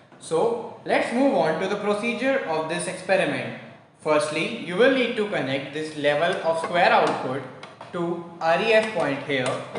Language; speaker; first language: English; non-native, local second language; Hindi